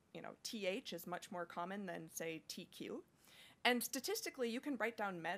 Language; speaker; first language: English; native; English